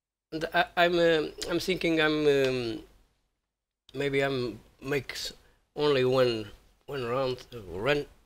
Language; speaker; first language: English; non-native, learner; Portuguese